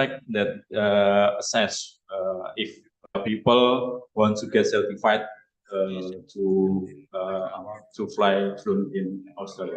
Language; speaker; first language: English; non-native, learner; Indonesian